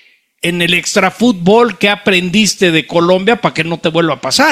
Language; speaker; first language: Spanish; native; Spanish